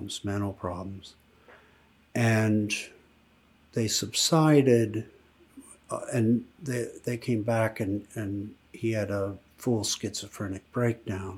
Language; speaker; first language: English; native; English